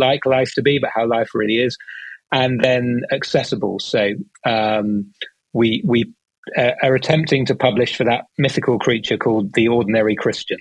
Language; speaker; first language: English; native; English